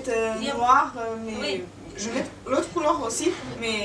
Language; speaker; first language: French; non-native, fluent; Serbian